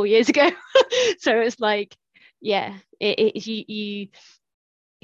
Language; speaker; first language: English; native; English